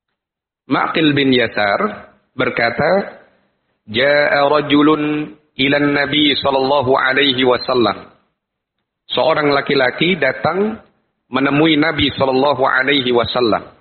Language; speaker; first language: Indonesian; native; Indonesian